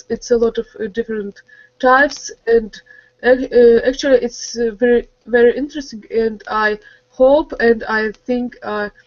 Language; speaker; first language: English; non-native, learner; Russian